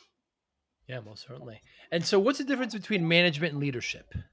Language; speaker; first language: English; native; English